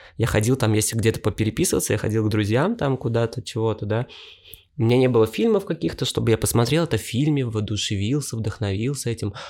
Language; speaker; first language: Russian; native; Russian